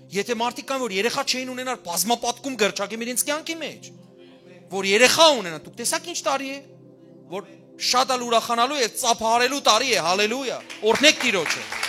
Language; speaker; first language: Armenian; early bilingual, heritage; Armenian